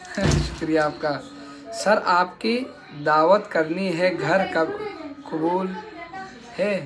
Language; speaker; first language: Hindi; native; Hindi